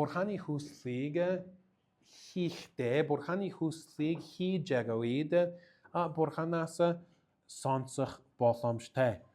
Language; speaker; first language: Mongolian; non-native, learner; English